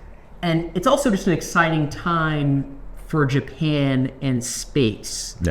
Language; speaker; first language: English; native; English